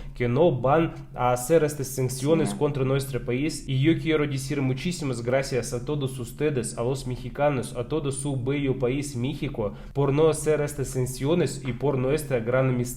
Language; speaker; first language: Spanish; non-native, fluent; Russian